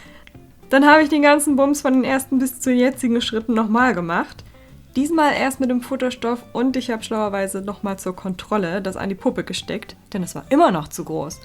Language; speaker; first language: German; native; German